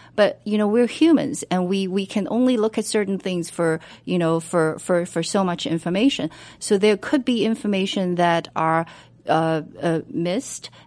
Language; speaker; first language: English; non-native, fluent; Chinese